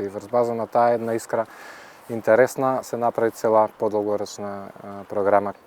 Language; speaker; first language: Macedonian; native; Macedonian